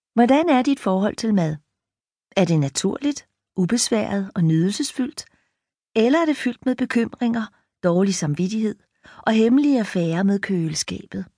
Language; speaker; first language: Danish; native; Danish